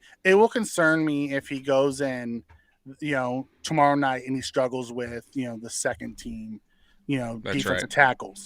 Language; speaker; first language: English; native; English